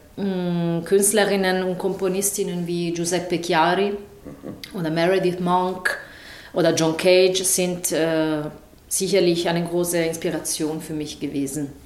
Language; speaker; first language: German; non-native, fluent; Italian